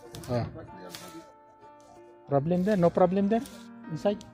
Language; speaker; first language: English; non-native, learner; Filipino